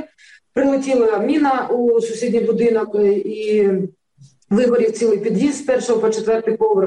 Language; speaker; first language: Ukrainian; native; Ukrainian